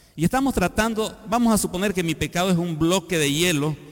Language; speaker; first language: Spanish; native; Spanish